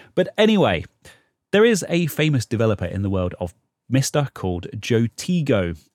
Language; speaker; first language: English; native; English